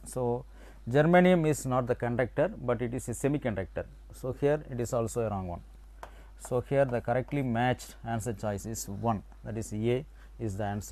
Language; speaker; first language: English; non-native, local second language; Tamil